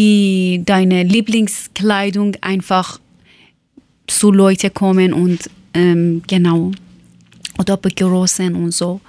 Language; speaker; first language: German; non-native, learner; Persian